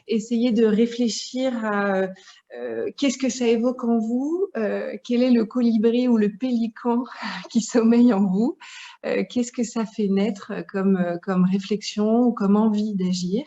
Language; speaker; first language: French; native; French